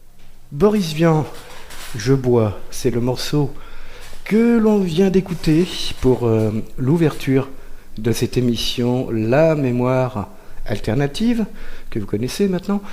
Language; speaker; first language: French; native; French